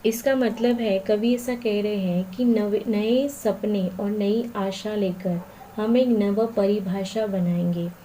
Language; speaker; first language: Hindi; non-native, local second language; Marathi